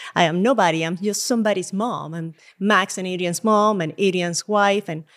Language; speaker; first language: English; non-native, fluent; Spanish